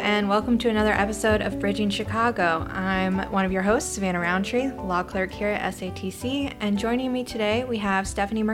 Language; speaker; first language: English; native; English